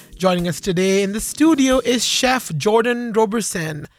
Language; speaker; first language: English; non-native, local second language; Hindi